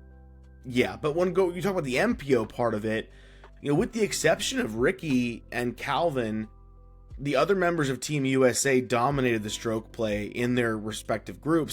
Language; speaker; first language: English; native; English